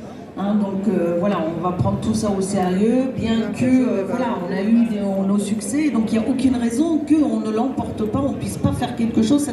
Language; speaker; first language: French; native; French